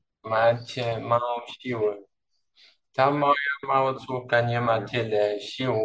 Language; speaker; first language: Polish; non-native, learner; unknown